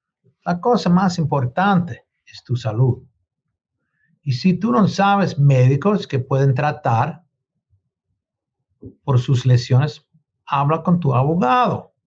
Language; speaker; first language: Spanish; non-native, learner; English